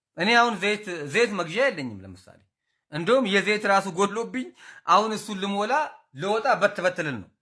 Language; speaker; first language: Amharic; non-native, local second language; Oromo